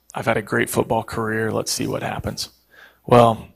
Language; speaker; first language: English; native; English